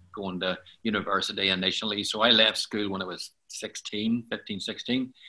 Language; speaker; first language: English; native; English